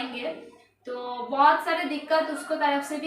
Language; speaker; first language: Hindi; non-native, local second language; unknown